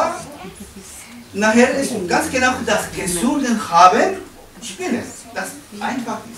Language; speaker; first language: German; non-native, learner; Spanish